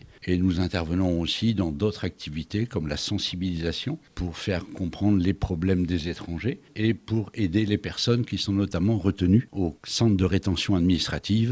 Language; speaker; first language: French; native; French